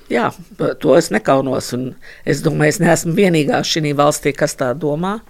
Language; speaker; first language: Latvian; early bilingual, heritage; Latvian